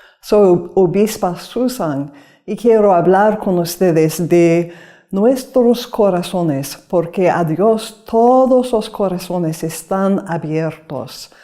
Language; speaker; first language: Spanish; non-native, learner; English